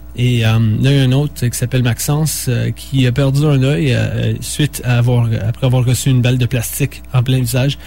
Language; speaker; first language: French; native; French